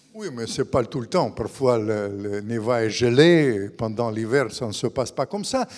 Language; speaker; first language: French; non-native, fluent; Russian